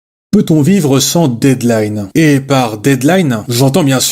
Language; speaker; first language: French; native; French